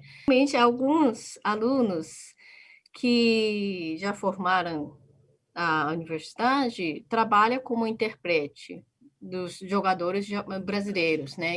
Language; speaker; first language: Portuguese; non-native, fluent; Japanese